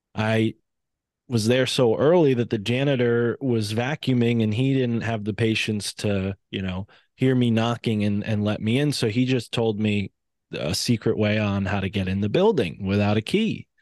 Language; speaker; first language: English; native; English